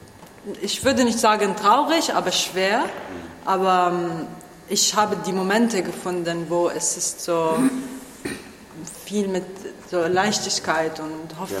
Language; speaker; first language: German; non-native, learner; Arabic